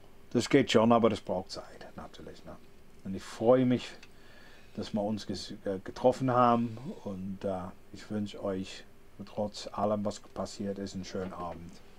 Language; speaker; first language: German; non-native, fluent; English